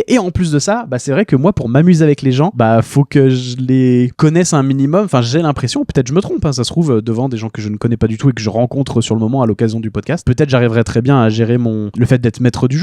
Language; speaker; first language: French; native; French